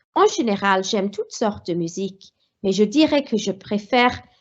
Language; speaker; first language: French; non-native, fluent; English